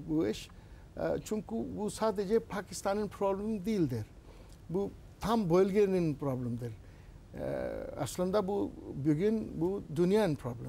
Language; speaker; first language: Turkish; non-native, learner; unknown